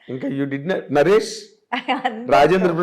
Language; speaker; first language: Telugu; native; Telugu